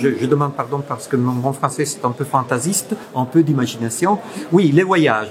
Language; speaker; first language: French; non-native, fluent; Italian